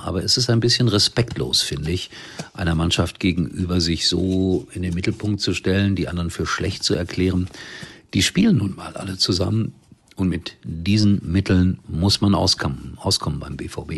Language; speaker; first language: German; native; German